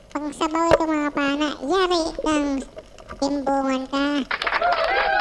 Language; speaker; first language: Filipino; non-native, local second language; Cebuano